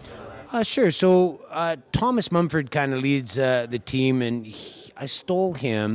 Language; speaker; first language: English; native; English